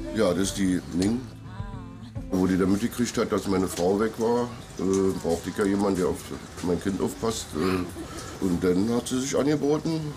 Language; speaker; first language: German; native; German